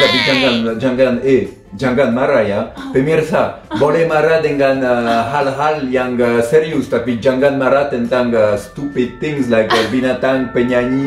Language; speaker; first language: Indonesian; non-native, fluent; French